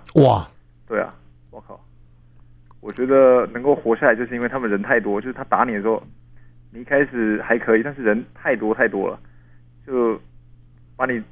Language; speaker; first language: Chinese; native; Chinese